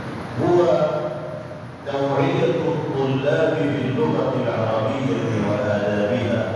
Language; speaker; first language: Arabic; non-native, fluent; Urdu